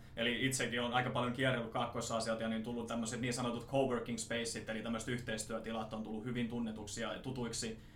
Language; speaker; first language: Finnish; native; Finnish